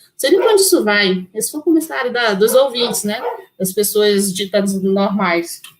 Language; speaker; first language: Portuguese; native; Portuguese